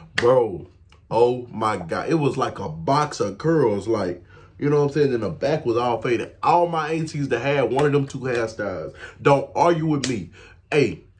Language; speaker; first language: English; native; English